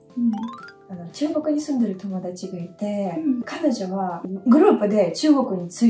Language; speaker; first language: Japanese; non-native, fluent; Russian